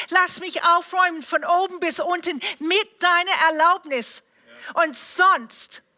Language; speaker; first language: German; non-native, fluent; English